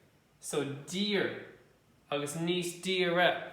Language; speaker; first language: Irish; non-native, local second language; English